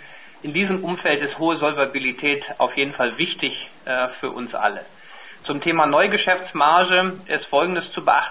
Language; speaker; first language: German; native; German